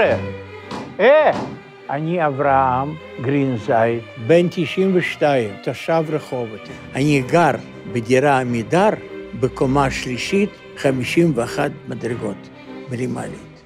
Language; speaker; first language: Hebrew; non-native, fluent; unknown